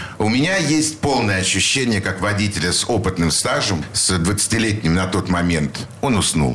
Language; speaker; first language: Russian; native; Russian